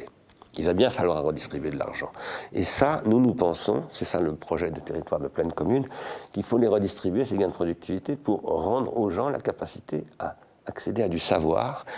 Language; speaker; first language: French; native; French